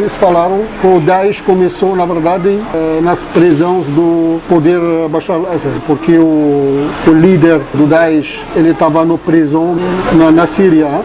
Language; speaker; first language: Portuguese; non-native, fluent; Arabic